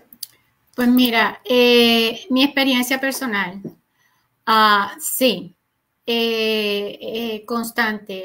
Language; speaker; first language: Spanish; native; Spanish